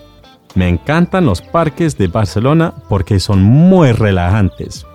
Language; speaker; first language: Spanish; non-native, fluent; English